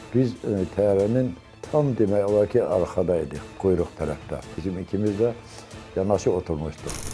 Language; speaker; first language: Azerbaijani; non-native, local second language; Avaric